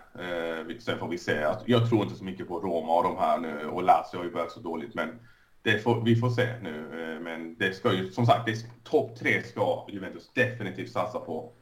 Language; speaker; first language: Swedish; early bilingual, other home language; Persian